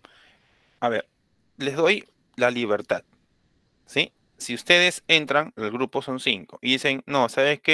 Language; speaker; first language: Spanish; native; Spanish